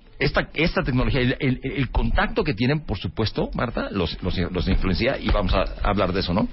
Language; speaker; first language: Spanish; native; Spanish